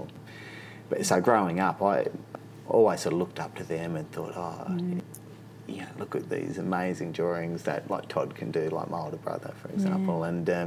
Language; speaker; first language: English; native; English